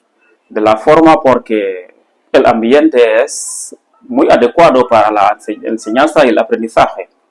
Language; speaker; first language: Spanish; non-native, fluent; Serer